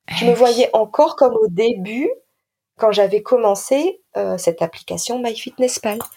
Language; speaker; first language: French; native; French